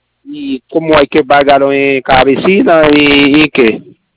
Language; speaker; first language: Spanish; non-native, learner; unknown